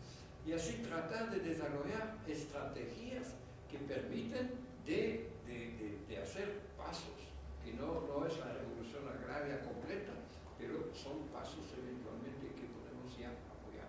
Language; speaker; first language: Spanish; non-native, fluent; French